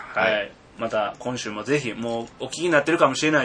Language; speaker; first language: Japanese; native; Japanese